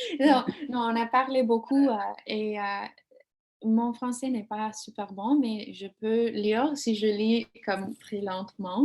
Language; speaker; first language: French; non-native, learner; English